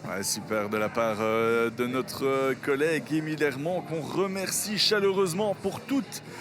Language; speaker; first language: French; native; French